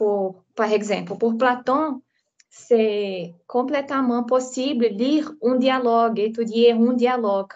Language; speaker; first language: French; non-native, learner; Portuguese